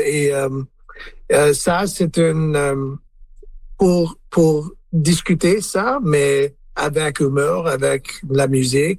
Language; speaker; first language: French; non-native, learner; English